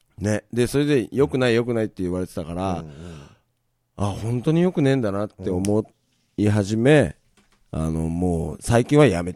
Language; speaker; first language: Japanese; native; Japanese